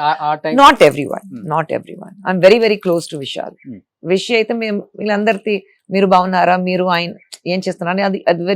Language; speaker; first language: Telugu; non-native, fluent; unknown